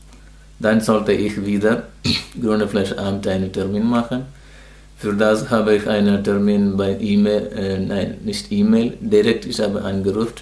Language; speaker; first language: German; non-native, learner; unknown